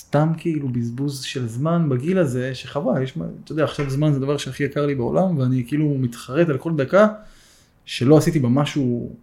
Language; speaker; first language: Hebrew; native; Hebrew